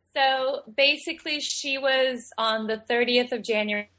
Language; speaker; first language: English; native; English